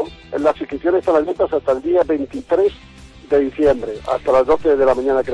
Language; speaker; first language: Spanish; native; Spanish